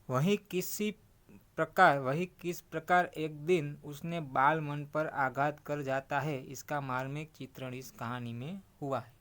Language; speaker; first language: Hindi; non-native, local second language; Gujarati